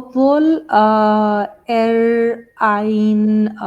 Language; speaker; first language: German; non-native, learner; Urdu